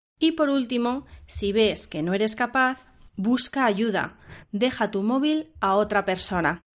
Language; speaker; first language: Spanish; native; Spanish